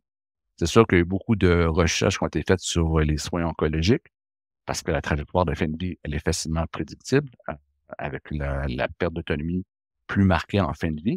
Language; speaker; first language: French; native; French